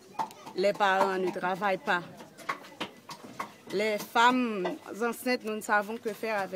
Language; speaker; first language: French; non-native, local second language; Haitian Creole